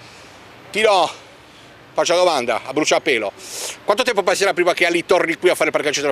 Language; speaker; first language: Italian; native; Italian